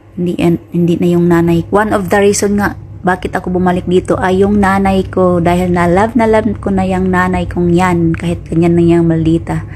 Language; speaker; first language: Filipino; non-native, local second language; Cebuano